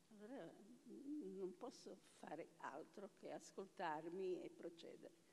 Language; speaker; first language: Italian; non-native, fluent; Croatian